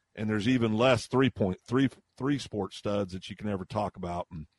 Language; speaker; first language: English; native; English